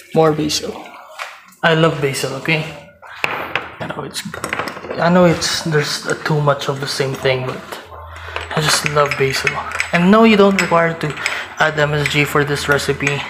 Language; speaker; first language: English; non-native, local second language; Filipino